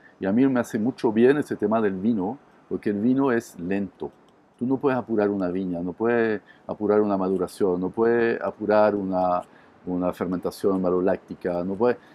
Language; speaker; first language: Spanish; non-native, fluent; French